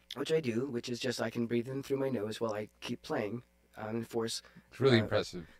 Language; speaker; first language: English; native; English